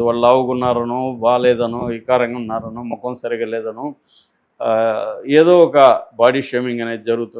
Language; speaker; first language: Telugu; native; Telugu